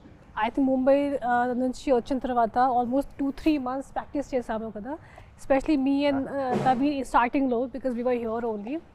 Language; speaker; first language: Telugu; non-native, fluent; Hindi